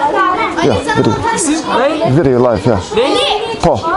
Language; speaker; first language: German; non-native, fluent; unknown